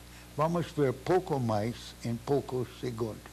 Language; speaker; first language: Portuguese; non-native, fluent; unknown